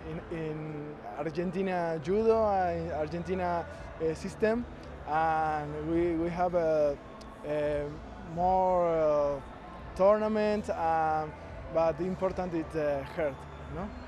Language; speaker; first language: English; non-native, learner; Spanish